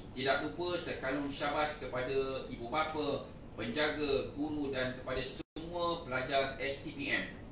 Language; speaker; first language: Malay; native; Malay